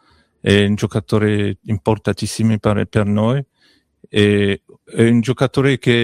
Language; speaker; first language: Italian; non-native, learner; French